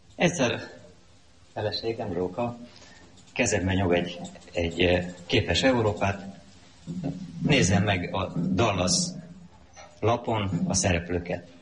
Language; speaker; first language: Hungarian; native; Hungarian